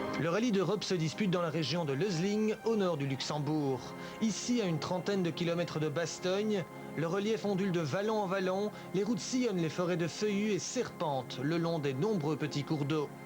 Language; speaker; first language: French; native; French